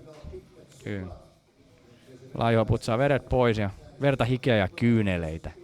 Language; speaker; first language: Finnish; native; Finnish